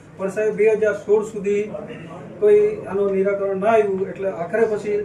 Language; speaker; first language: Gujarati; native; Gujarati